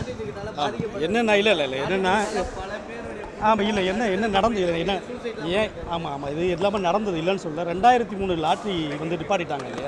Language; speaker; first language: Tamil; native; Tamil